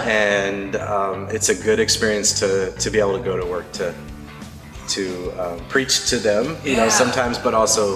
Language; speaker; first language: English; native; English